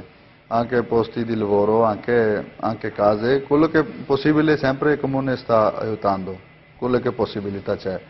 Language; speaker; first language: Italian; non-native, learner; Punjabi